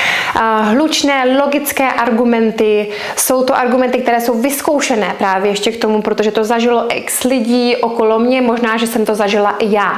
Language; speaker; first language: Czech; native; Czech